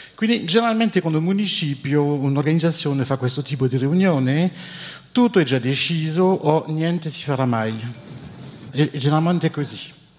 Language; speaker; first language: Italian; non-native, fluent; French